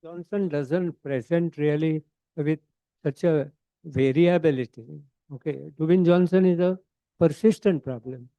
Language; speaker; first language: English; non-native, local second language; Marathi